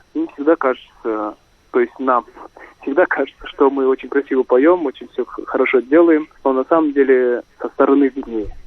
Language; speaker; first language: Russian; non-native, local second language; Kazakh